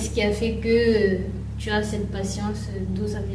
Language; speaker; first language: French; native; French